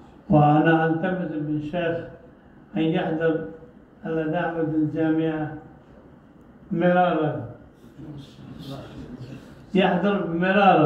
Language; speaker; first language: Arabic; non-native, fluent; Urdu